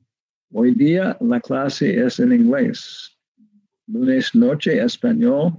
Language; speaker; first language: Spanish; non-native, learner; English